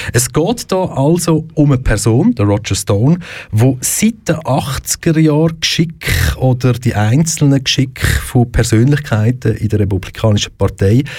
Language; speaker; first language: German; native; German